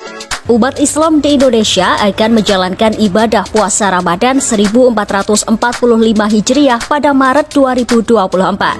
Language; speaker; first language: Indonesian; native; Indonesian